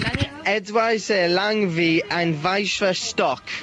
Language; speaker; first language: German; non-native, learner; English